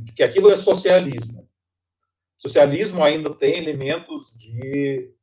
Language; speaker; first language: Portuguese; non-native, fluent; Russian